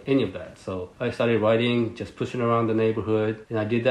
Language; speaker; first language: English; early bilingual, other home language; Japanese